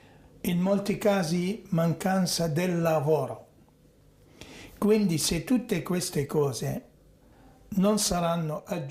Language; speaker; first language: Italian; non-native, fluent; Arabic